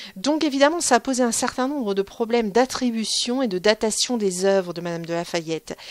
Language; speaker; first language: French; native; French